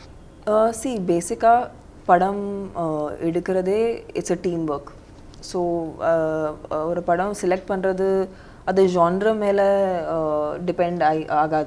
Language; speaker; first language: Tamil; non-native, local second language; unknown